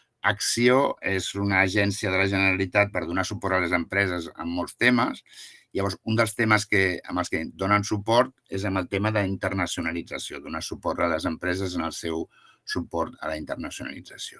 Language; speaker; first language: Catalan; native; Catalan